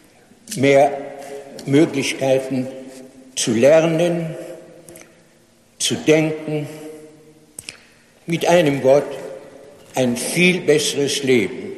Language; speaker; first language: German; non-native, fluent; English